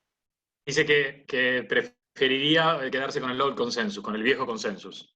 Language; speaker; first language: Spanish; native; Spanish